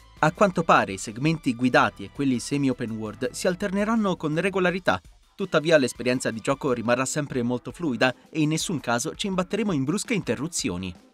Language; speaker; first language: Italian; native; Italian